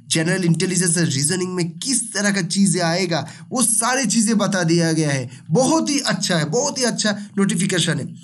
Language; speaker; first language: Hindi; non-native, local second language; Bangla